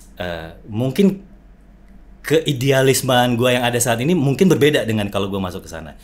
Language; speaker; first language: Indonesian; native; Indonesian